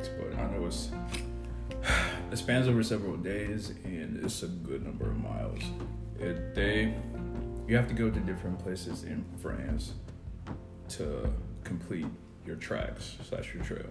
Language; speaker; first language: English; non-native, local second language; Yoruba